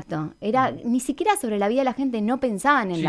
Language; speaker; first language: Spanish; native; Spanish